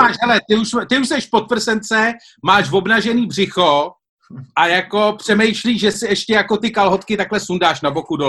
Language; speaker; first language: Czech; native; Czech